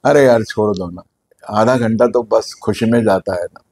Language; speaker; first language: Hindi; non-native, local second language; Marathi